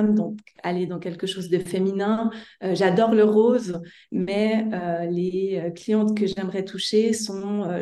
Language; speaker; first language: French; native; French